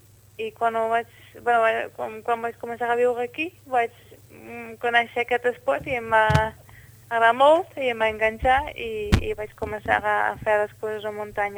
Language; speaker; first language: Catalan; non-native, fluent; Dutch